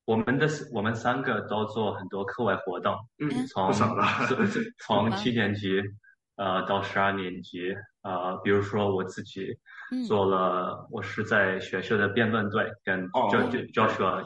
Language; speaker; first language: Chinese; early bilingual, heritage; Chinese